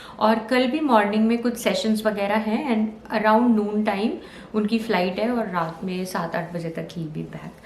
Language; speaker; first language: Hindi; native; Hindi